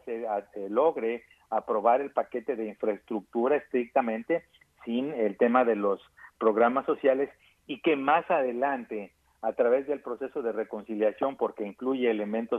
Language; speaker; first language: Spanish; native; Spanish